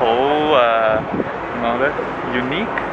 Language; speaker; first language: Cantonese; non-native, learner; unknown